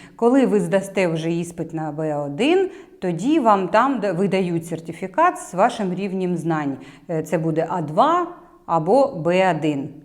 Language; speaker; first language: Ukrainian; non-native, local second language; Russian